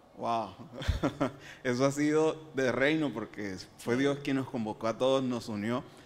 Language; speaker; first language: Spanish; native; Spanish